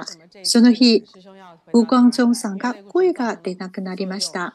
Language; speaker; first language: Japanese; non-native, fluent; Chinese